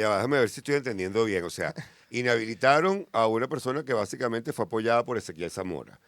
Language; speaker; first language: Spanish; native; Spanish